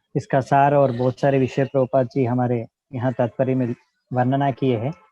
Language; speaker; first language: Hindi; non-native, local second language; Telugu